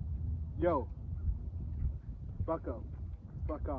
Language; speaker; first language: English; native; English